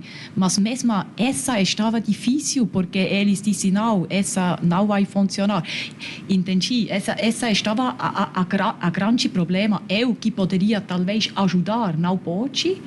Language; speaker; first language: Portuguese; non-native, learner; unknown